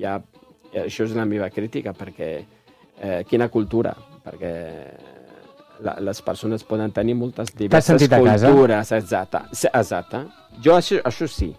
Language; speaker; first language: Catalan; non-native, fluent; Arabic